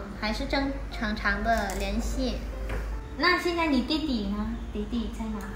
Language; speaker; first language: Chinese; non-native, fluent; Vietnamese